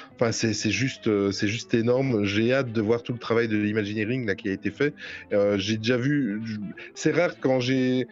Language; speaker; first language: French; native; French